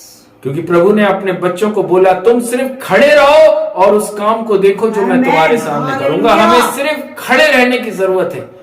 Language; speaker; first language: Hindi; native; Hindi